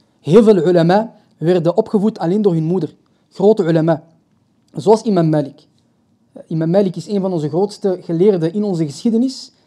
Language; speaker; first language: Dutch; early bilingual, other home language; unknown